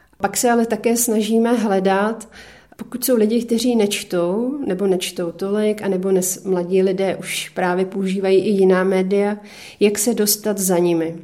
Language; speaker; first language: Czech; native; Czech